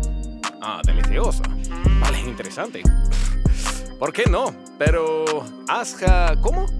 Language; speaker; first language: Spanish; non-native, learner; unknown